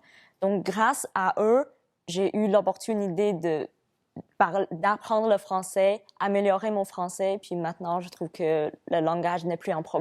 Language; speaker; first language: French; non-native, fluent; Chinese